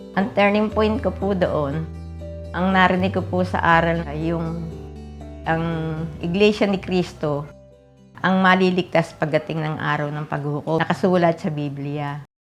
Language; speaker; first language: Filipino; native; Filipino